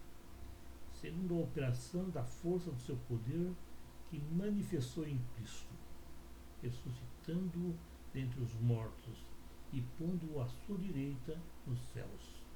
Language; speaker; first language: Portuguese; native; Portuguese